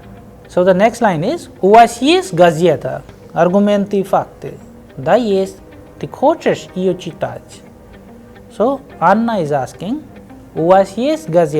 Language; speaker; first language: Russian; non-native, fluent; Hindi